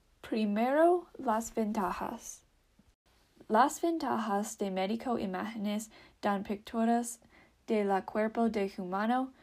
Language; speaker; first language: Spanish; non-native, learner; English